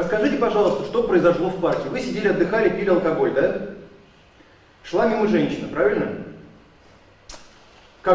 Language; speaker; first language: Russian; native; Russian